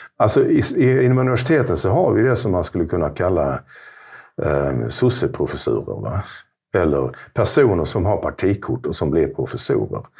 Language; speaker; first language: Swedish; native; Swedish